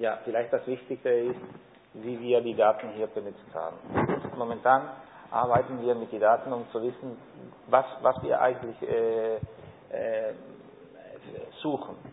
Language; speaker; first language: German; non-native, fluent; Spanish